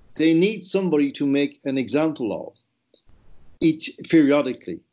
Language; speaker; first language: English; native; English